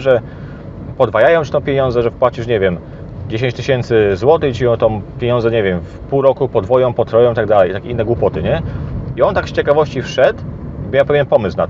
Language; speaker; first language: Polish; native; Polish